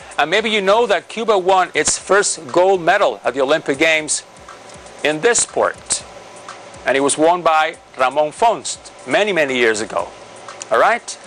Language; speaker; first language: English; non-native, fluent; Spanish